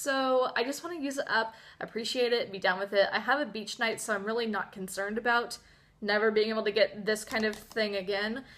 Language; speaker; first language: English; native; English